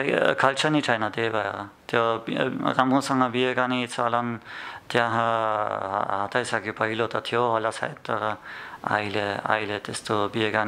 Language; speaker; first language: Nepali; non-native, learner; German